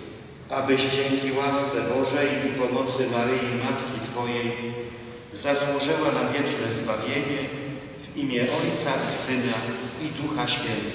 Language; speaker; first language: Polish; native; Polish